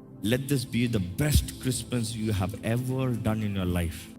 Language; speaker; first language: English; non-native, local second language; Telugu